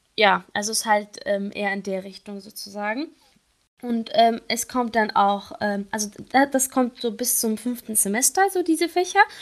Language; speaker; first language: German; non-native, fluent; Arabic